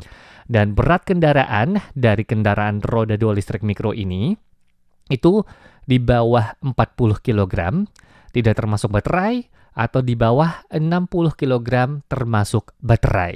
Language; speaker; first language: Indonesian; native; Indonesian